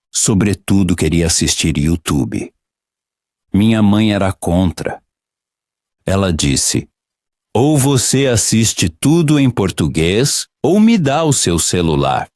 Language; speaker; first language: Portuguese; non-native, fluent; Polish